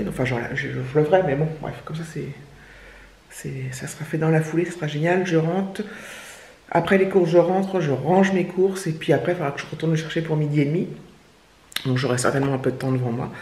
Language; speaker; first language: French; native; French